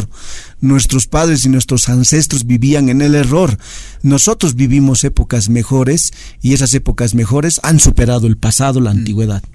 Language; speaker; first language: Spanish; native; Spanish